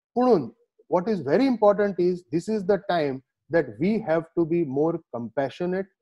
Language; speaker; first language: English; non-native, local second language; Konkani